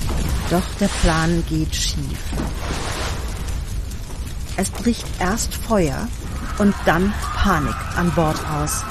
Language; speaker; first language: German; native; German